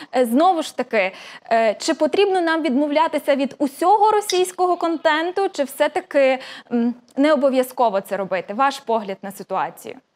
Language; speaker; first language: Ukrainian; native; Ukrainian